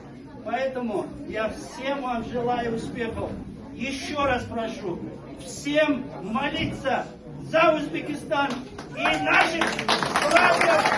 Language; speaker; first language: Russian; non-native, local second language; Uzbek